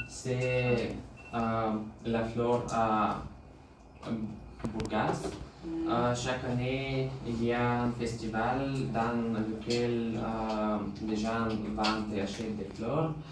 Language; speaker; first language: French; non-native, learner; Bulgarian